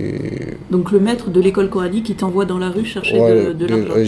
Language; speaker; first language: French; native; French